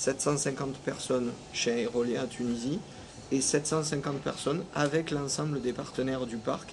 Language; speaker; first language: French; native; French